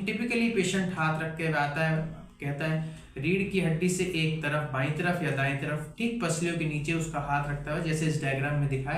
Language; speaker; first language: Hindi; native; Hindi